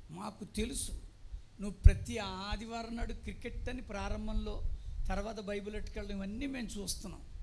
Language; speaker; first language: Telugu; non-native, local second language; Tamil